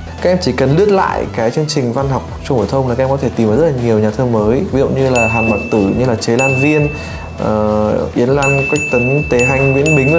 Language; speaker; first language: Vietnamese; native; Vietnamese